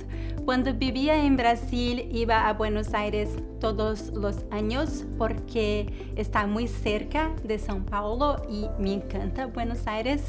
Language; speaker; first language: Spanish; non-native, learner; Portuguese